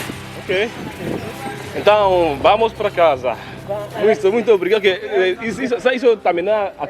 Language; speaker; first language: Portuguese; non-native, learner; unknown